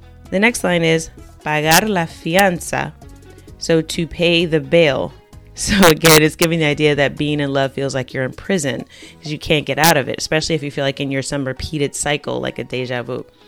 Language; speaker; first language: English; native; English